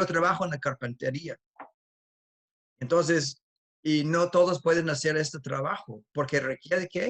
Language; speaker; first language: Spanish; non-native, fluent; English